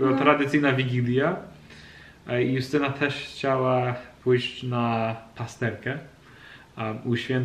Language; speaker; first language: Polish; non-native, learner; English